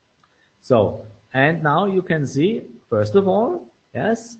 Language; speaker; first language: English; non-native, fluent; German